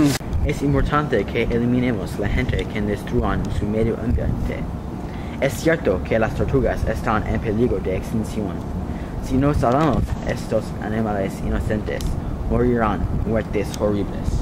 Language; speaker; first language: Spanish; non-native, learner; English